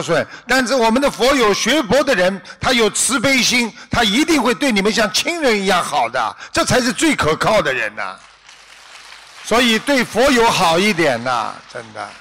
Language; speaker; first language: Chinese; native; Chinese